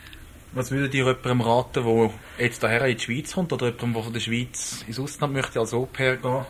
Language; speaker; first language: German; native; German